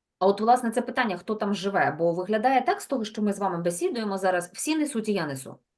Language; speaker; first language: Ukrainian; native; Ukrainian